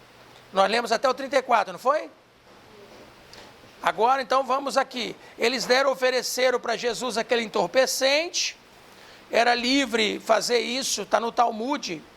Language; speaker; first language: Portuguese; native; Portuguese